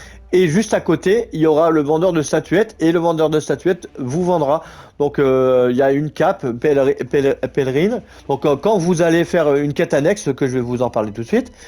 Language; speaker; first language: French; native; French